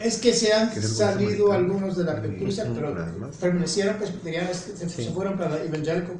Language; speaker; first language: Spanish; native; Spanish